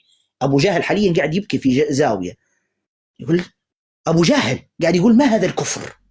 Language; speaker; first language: Arabic; native; Arabic